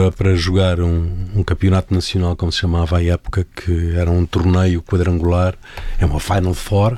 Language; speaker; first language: Portuguese; native; Portuguese